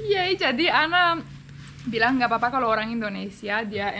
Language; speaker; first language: Indonesian; non-native, fluent; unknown